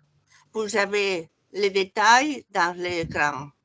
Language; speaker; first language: French; non-native, fluent; Catalan